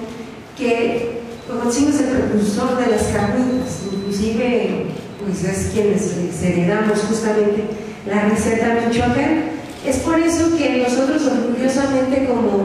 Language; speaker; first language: Spanish; native; Spanish